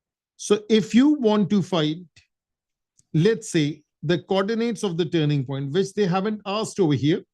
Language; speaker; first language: English; non-native, local second language; Urdu